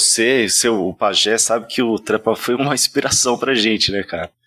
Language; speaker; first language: Portuguese; native; Portuguese